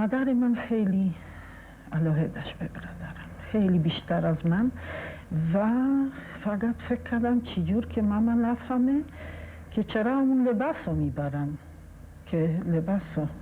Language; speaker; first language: Persian; non-native, fluent; Polish